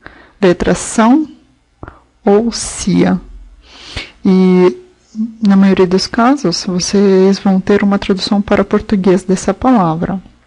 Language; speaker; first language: Portuguese; non-native, fluent; Russian